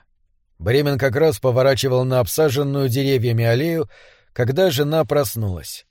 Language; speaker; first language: Russian; native; Russian